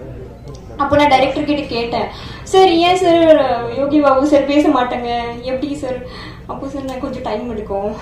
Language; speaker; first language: Tamil; non-native, learner; Bangla